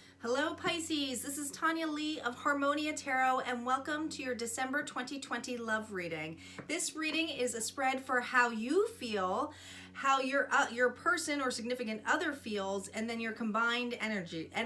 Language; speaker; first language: English; native; English